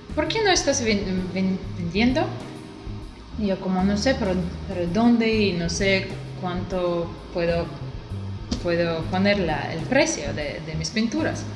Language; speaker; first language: Spanish; non-native, learner; Russian